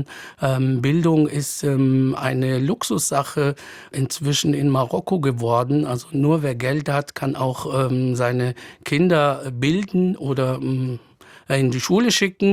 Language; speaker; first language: German; non-native, fluent; Arabic